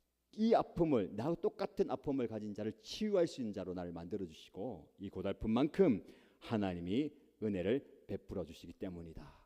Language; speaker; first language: Korean; native; Korean